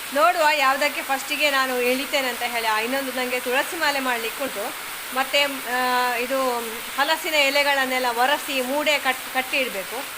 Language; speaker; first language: Kannada; non-native, local second language; Tulu